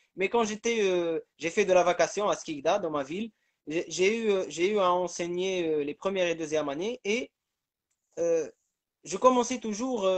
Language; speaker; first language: French; non-native, local second language; Arabic